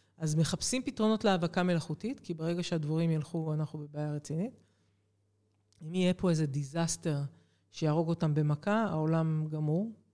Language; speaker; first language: Hebrew; native; Hebrew